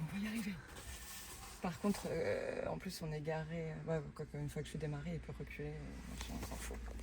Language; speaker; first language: French; native; French